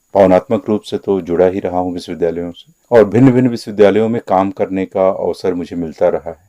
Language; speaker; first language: Hindi; native; Hindi